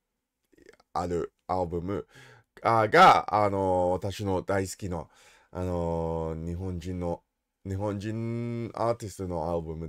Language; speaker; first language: Japanese; non-native, learner; English